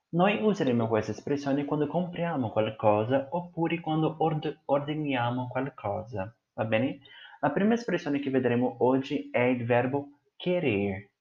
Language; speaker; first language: Italian; non-native, fluent; Portuguese